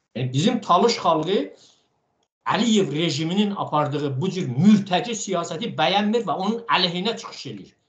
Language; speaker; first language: Azerbaijani; non-native, local second language; Talysh